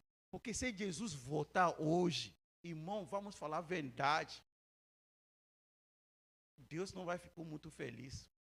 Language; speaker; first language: Portuguese; non-native, learner; Yoruba